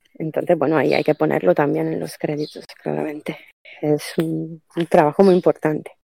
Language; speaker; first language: Spanish; non-native, fluent; Italian